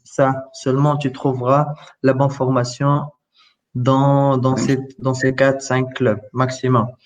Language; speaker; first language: French; non-native, local second language; Arabic